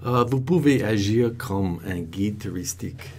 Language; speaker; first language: French; non-native, learner; English